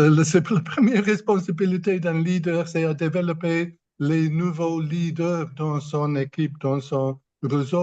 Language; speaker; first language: French; non-native, fluent; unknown